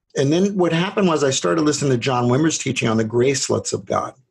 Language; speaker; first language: English; native; English